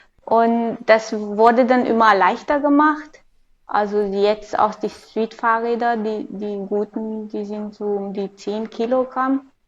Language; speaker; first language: German; non-native, fluent; Hungarian